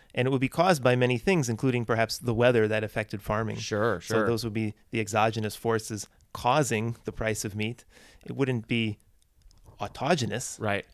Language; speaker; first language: English; native; English